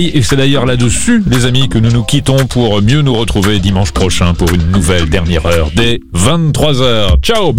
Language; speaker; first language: French; native; French